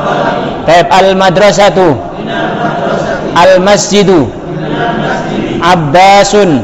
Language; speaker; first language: Arabic; non-native, fluent; Indonesian